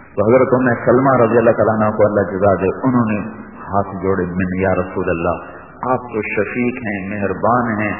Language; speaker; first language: Urdu; non-native, local second language; Punjabi